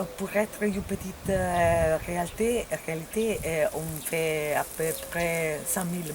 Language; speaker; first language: French; non-native, fluent; Italian